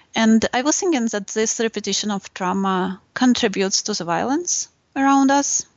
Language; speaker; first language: English; non-native, fluent; Russian